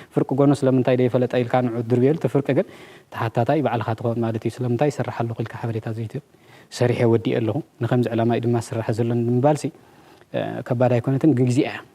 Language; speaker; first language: Tigrinya; native; Tigrinya